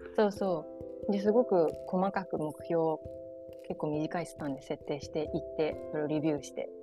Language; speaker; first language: Japanese; early bilingual, other home language; Chinese